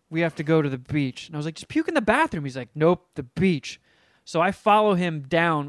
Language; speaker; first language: English; native; English